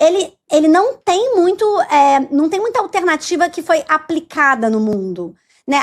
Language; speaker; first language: Portuguese; native; Portuguese